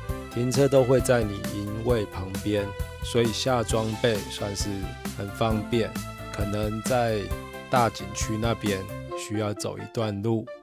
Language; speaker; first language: Chinese; native; Chinese